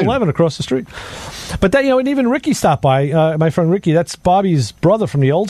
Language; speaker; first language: English; native; English